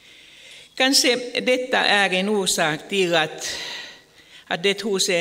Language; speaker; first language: Swedish; non-native, fluent; Finnish